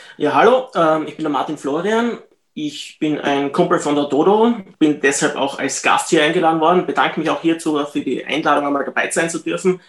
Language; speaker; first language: German; native; German